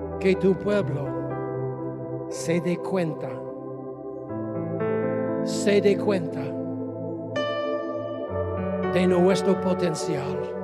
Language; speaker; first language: Spanish; non-native, fluent; English